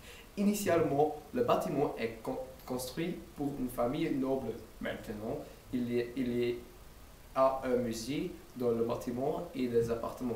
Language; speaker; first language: French; non-native, learner; Dutch